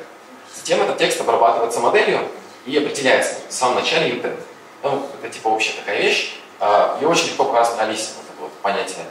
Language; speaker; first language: Russian; native; Russian